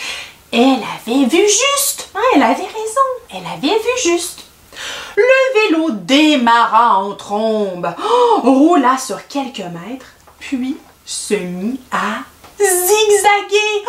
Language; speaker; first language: French; native; French